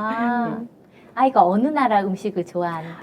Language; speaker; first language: Korean; native; Korean